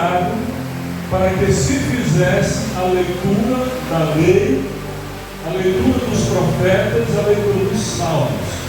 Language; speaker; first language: Portuguese; native; Portuguese